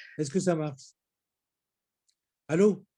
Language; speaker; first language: French; native; French